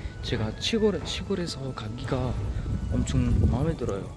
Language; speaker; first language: Korean; non-native, learner; French